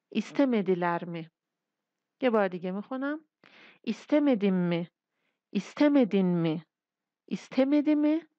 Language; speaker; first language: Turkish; non-native, fluent; Persian